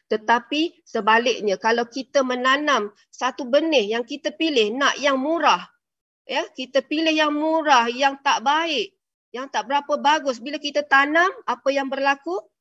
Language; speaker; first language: Malay; native; Malay